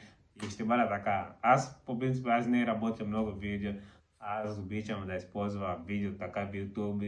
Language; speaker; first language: Bulgarian; non-native, learner; Portuguese